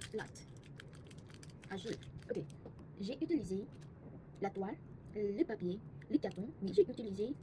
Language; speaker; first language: French; non-native, learner; Korean